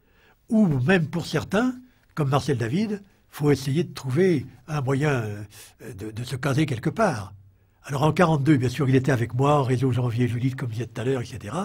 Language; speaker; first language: French; native; French